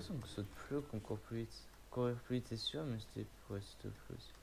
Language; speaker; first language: French; native; French